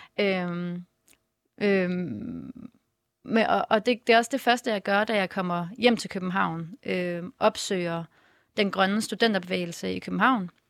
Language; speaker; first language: Danish; native; Danish